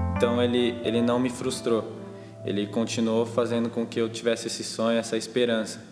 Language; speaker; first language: Portuguese; native; Portuguese